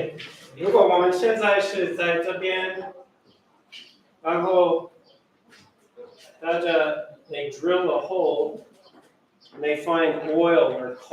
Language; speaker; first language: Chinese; early bilingual, heritage; Chinese